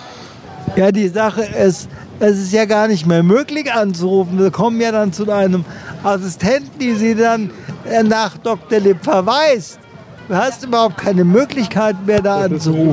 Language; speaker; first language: German; native; German